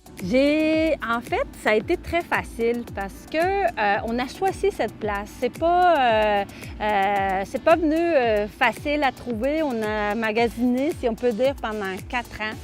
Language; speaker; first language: French; non-native, fluent; Spanish